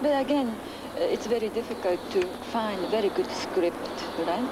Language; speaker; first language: English; non-native, fluent; Japanese